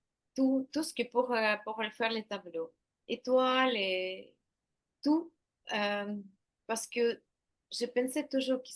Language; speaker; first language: French; non-native, learner; Ukrainian